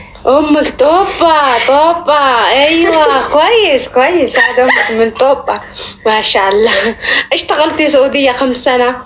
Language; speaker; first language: Arabic; native; Arabic